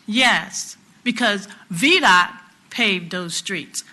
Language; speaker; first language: English; native; English